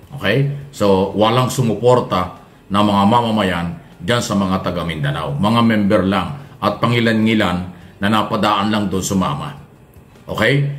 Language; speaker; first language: Filipino; native; Filipino